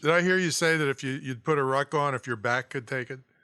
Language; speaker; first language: English; native; English